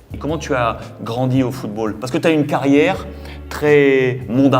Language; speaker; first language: French; native; French